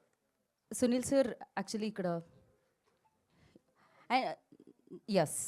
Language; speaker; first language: Telugu; native; Telugu